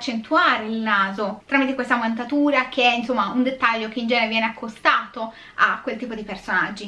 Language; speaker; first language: Italian; native; Italian